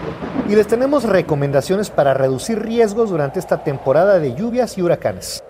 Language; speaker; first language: Spanish; native; Spanish